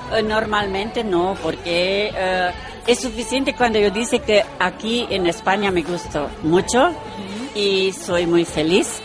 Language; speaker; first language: Spanish; non-native, learner; Romanian